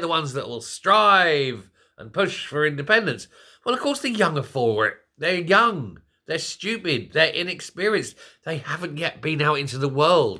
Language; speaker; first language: English; native; English